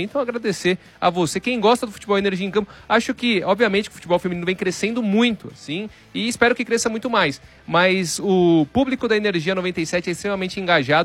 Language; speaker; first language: Portuguese; native; Portuguese